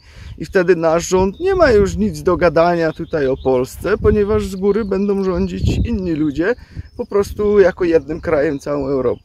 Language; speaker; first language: Polish; native; Polish